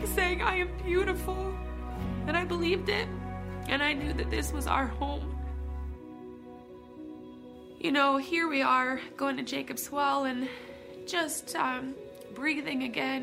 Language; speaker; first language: English; native; English